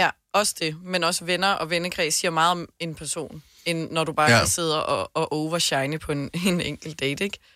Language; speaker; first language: Danish; native; Danish